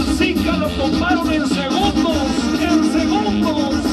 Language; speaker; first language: Spanish; native; Spanish